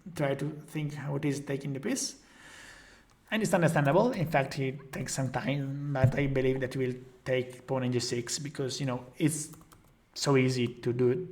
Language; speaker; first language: English; non-native, fluent; Italian